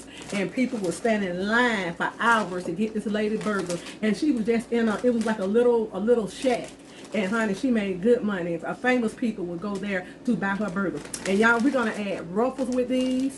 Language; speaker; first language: English; native; English